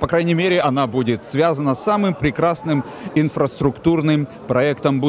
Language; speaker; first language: Russian; native; Russian